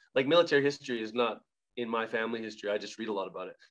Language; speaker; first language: English; native; English